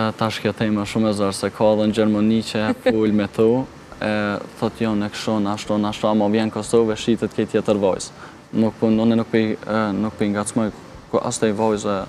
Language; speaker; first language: Albanian; early bilingual, heritage; Albanian